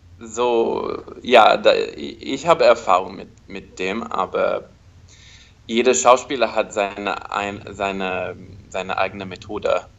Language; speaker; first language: German; non-native, learner; English